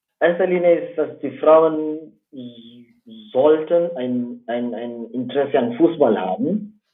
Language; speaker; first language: German; non-native, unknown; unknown